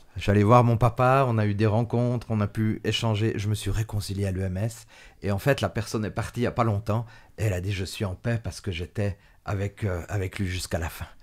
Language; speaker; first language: French; native; French